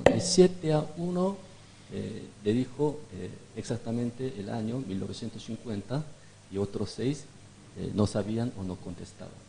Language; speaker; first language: Spanish; non-native, fluent; Korean